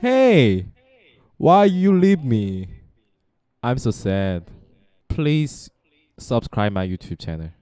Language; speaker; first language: English; non-native, learner; Korean